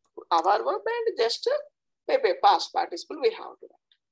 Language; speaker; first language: English; non-native, local second language; Telugu